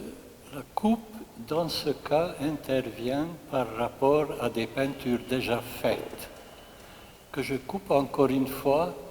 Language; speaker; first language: French; non-native, fluent; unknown